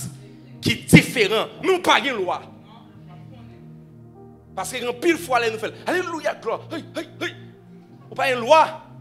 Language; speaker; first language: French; non-native, local second language; Haitian Creole